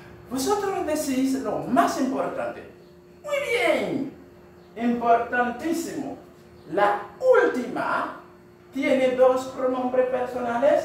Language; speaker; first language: Spanish; non-native, fluent; Haitian Creole